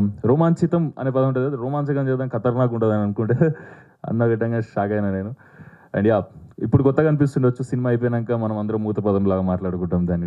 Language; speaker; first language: Telugu; native; Telugu